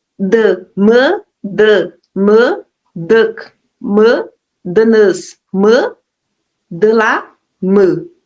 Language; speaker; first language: Turkish; non-native, learner; Portuguese